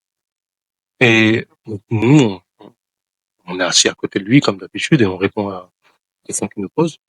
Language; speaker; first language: French; non-native, local second language; Wolof